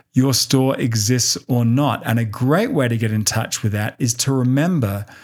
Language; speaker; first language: English; native; English